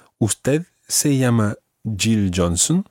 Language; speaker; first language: Spanish; non-native, fluent; English